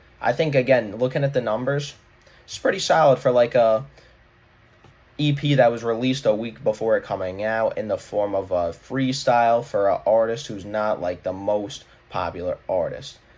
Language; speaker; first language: English; native; English